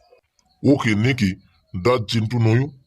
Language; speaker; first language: English; non-native, local second language; Bangla